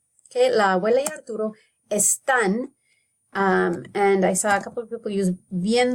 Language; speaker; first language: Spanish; non-native, fluent; English